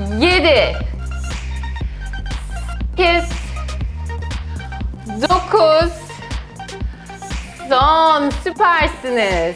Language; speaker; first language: Turkish; non-native, fluent; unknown